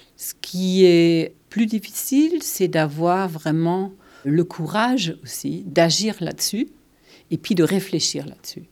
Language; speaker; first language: French; non-native, fluent; German